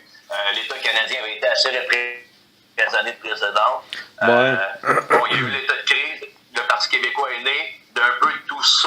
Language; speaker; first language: French; native; French